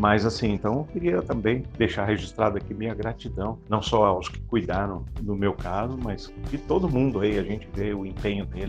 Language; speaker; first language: Portuguese; native; Portuguese